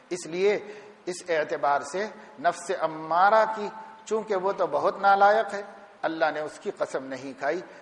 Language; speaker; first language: Urdu; native; Urdu